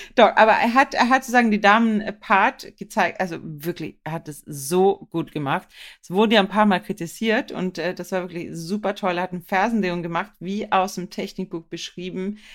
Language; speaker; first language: German; non-native, fluent; Swedish